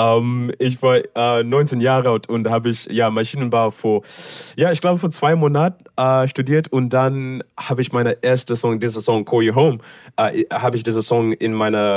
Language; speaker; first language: German; non-native, learner; English